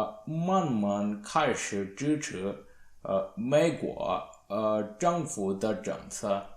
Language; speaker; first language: Chinese; non-native, learner; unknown